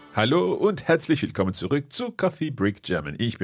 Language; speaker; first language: German; non-native, learner; English